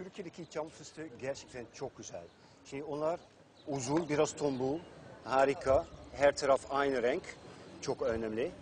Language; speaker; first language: Turkish; non-native, fluent; Dutch